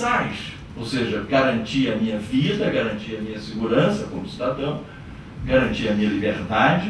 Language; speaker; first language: Portuguese; native; Portuguese